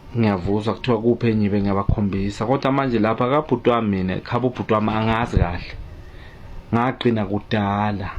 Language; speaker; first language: Zulu; native; Zulu